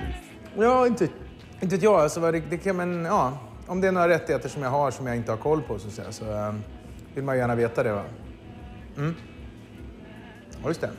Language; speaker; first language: Swedish; native; Swedish